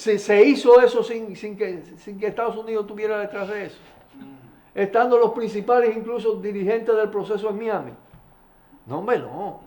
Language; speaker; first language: Spanish; native; Spanish